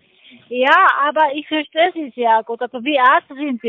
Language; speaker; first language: German; non-native, learner; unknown